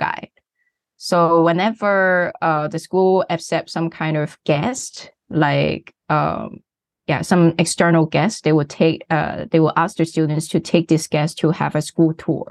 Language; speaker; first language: English; non-native, local second language; Cantonese